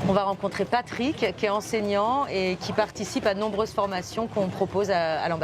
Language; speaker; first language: French; native; French